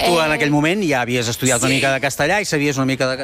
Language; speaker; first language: Catalan; native; Catalan